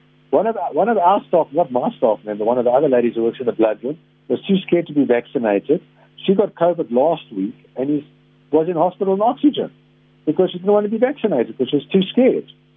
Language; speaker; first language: English; native; English